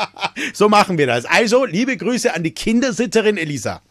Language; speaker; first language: German; native; German